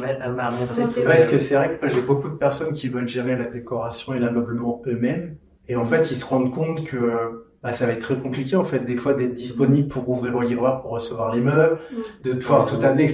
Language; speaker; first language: French; native; French